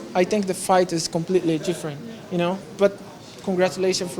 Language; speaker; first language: English; non-native, learner; Portuguese